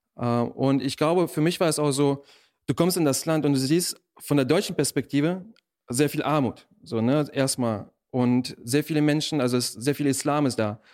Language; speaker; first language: German; early bilingual, other home language; Russian